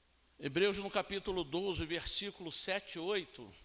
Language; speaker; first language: Portuguese; native; Portuguese